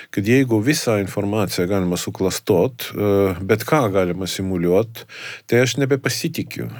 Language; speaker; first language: Lithuanian; non-native, fluent; Estonian